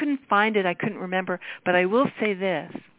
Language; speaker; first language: English; native; English